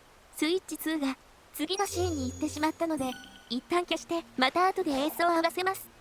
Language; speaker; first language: Japanese; native; Japanese